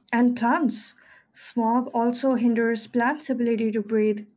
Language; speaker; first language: English; non-native, local second language; Hindi